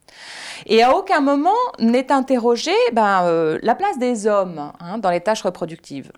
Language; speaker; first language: French; native; French